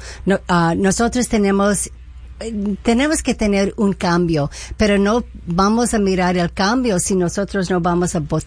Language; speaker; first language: Spanish; early bilingual, heritage; Spanish